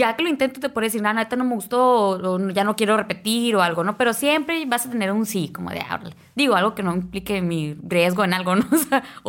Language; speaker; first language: Spanish; native; Spanish